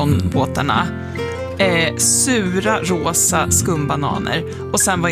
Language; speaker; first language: Swedish; native; Swedish